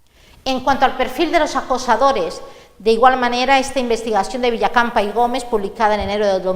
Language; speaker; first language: Spanish; native; Spanish